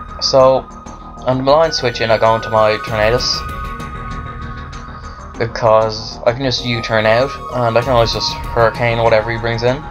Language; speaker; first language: English; native; English